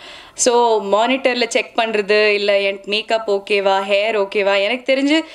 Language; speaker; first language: Tamil; non-native, local second language; Malayalam